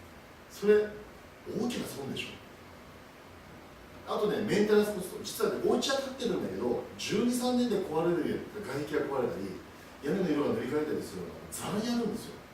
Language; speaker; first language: Japanese; native; Japanese